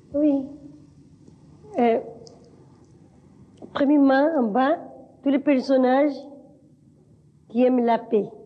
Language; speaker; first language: French; non-native, learner; Spanish